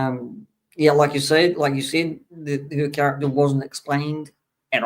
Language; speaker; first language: English; native; English